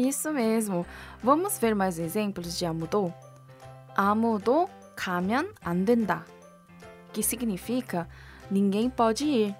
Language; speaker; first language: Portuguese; non-native, fluent; Korean